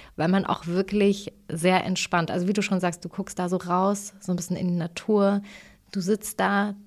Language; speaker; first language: German; native; German